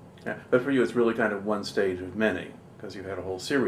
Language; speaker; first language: English; native; English